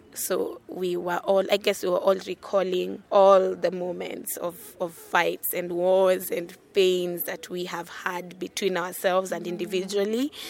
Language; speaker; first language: English; non-native, local second language; Luo (Kenya and Tanzania)